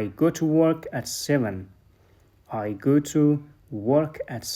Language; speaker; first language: English; non-native, fluent; Persian